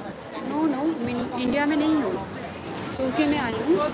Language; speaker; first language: Hindi; non-native, local second language; Bangla